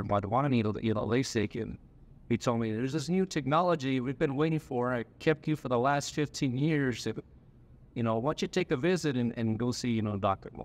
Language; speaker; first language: English; native; English